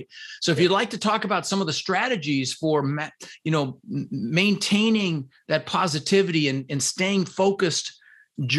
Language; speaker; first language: English; early bilingual, other home language; Dutch